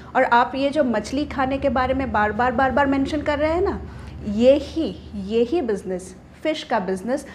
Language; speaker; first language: Hindi; non-native, local second language; Bangla